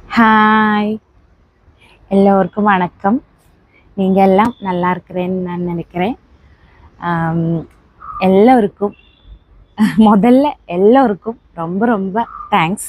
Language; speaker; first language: Tamil; non-native, learner; Malayalam